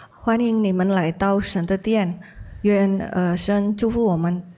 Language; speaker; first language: Chinese; non-native, learner; Indonesian